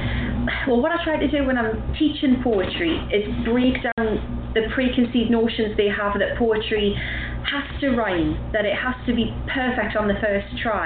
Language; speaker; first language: English; native; English